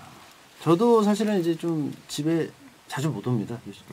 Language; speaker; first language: Korean; native; Korean